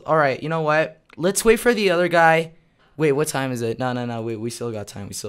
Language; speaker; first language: English; native; English